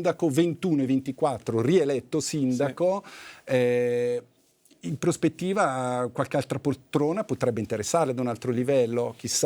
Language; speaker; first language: Italian; native; Italian